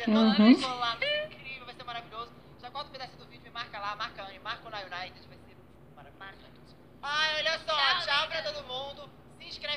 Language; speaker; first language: Portuguese; native; Portuguese